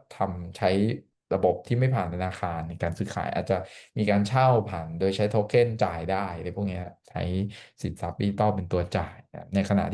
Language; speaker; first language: Thai; native; Thai